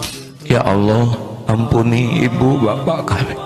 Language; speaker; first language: Indonesian; native; Indonesian